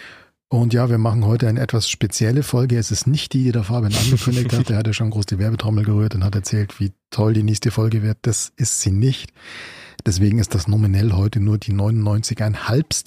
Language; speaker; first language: German; native; German